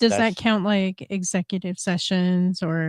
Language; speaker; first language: English; native; English